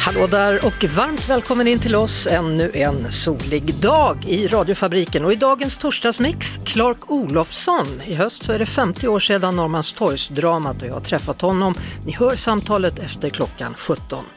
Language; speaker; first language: Swedish; native; Swedish